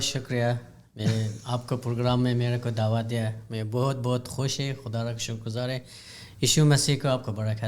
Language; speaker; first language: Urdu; non-native, learner; Hazaragi